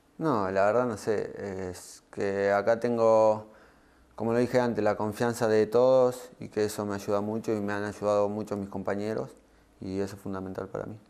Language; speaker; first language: Spanish; native; Spanish